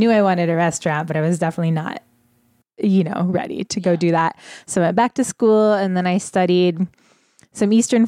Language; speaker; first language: English; native; English